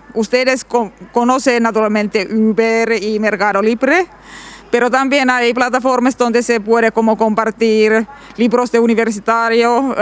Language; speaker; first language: Spanish; non-native, learner; Finnish